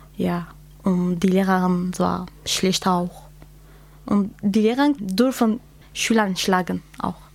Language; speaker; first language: German; non-native, learner; Kurdish